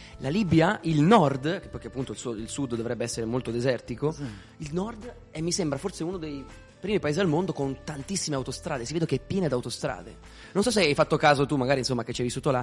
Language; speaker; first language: Italian; native; Italian